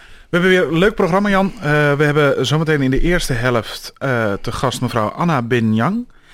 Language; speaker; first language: Dutch; native; Dutch